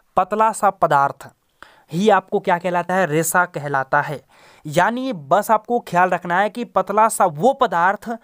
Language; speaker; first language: Hindi; native; Hindi